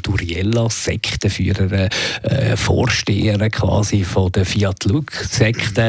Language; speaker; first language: German; native; German